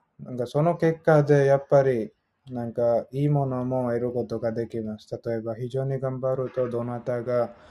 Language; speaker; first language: Japanese; non-native, learner; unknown